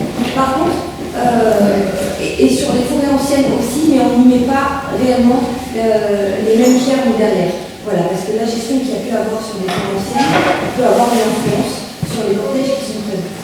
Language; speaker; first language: French; native; French